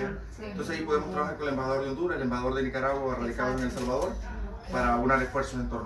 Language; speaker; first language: Spanish; native; Spanish